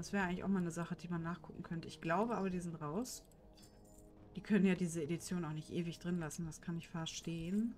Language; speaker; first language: German; native; German